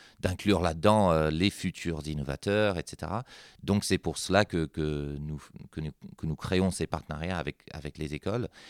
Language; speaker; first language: French; non-native, fluent; English